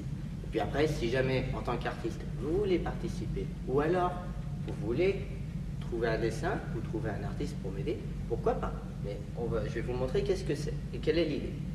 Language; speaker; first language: French; native; French